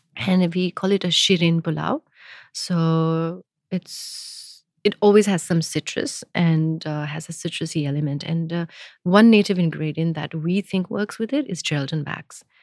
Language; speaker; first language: English; non-native, local second language; Gujarati